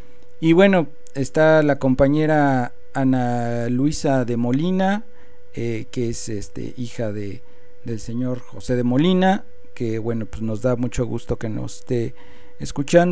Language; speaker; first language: Spanish; native; Spanish